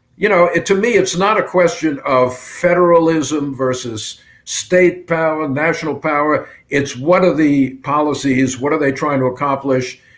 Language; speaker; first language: English; native; English